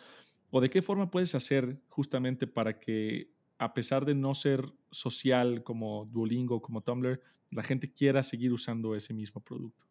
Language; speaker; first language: Spanish; native; Spanish